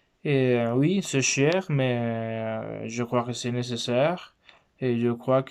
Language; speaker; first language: French; non-native, learner; Spanish